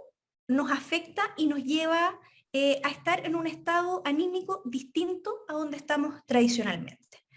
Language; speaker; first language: Spanish; native; Spanish